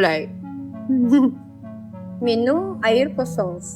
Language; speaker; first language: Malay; non-native, learner; English